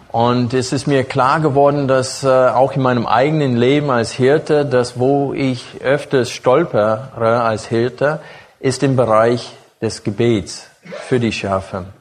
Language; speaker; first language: German; non-native, fluent; English